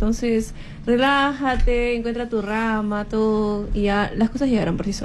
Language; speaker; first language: Spanish; native; Spanish